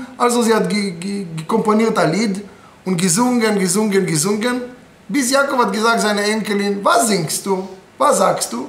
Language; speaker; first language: German; non-native, fluent; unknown